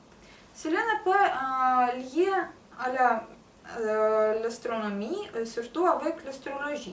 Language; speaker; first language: French; non-native, learner; Russian